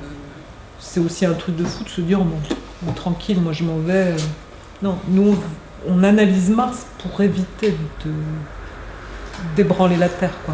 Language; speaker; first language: French; native; French